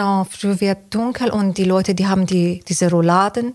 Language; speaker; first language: German; non-native, fluent; Persian